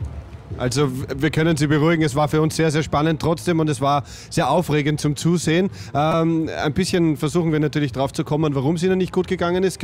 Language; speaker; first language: German; native; German